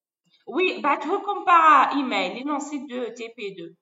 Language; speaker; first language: French; non-native, local second language; Arabic